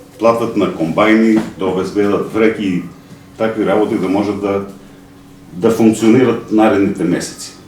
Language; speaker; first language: Macedonian; native; Macedonian